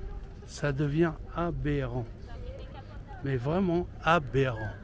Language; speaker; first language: French; early bilingual, other home language; Portuguese